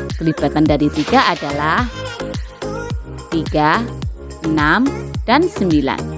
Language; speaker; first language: Indonesian; native; Indonesian